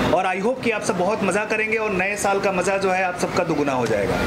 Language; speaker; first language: Hindi; native; Hindi